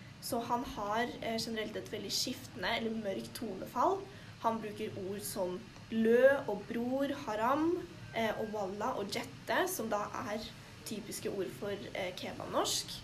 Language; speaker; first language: Norwegian; native; Norwegian